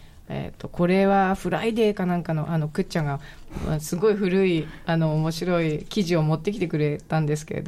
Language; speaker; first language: Japanese; native; Japanese